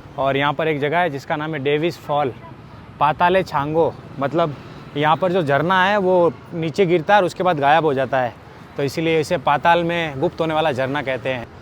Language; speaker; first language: Hindi; native; Hindi